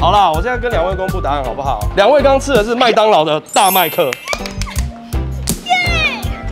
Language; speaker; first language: Chinese; native; Chinese